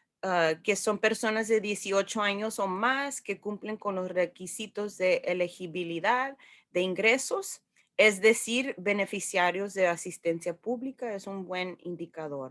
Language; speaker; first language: Spanish; early bilingual, heritage; Spanish